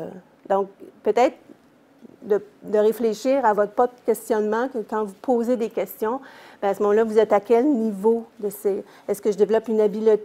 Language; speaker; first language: French; native; French